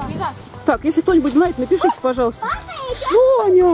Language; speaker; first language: Russian; native; Russian